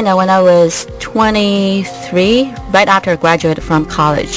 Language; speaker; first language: English; non-native, fluent; Chinese